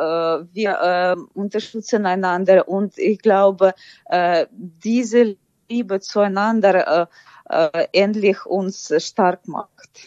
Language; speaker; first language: German; non-native, fluent; Ukrainian